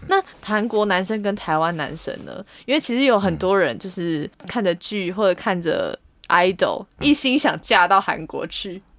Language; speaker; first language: Chinese; native; Chinese